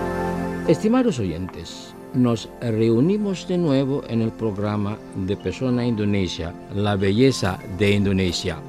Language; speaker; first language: Spanish; non-native, fluent; Indonesian